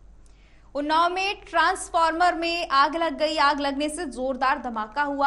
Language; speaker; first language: Hindi; native; Hindi